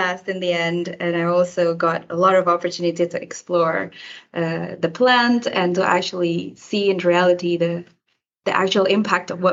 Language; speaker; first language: English; non-native, fluent; Indonesian